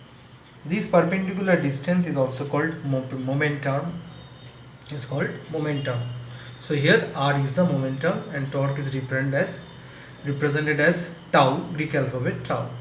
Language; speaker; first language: English; non-native, local second language; Bangla